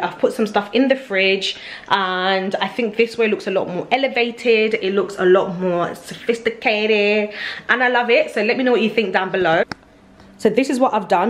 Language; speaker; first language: English; early bilingual, other home language; Lingala